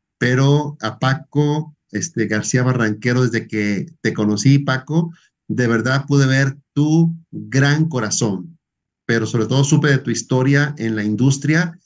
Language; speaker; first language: Spanish; native; Spanish